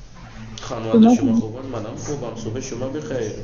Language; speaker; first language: Persian; non-native, fluent; Urdu